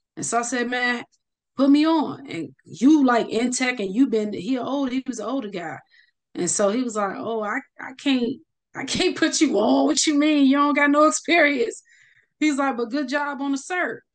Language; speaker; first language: English; native; English